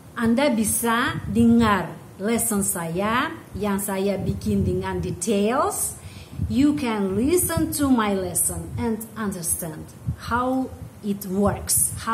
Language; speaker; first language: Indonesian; non-native, fluent; Russian